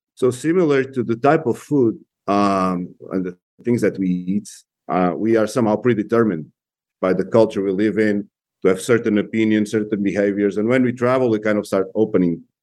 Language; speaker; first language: English; non-native, fluent; Portuguese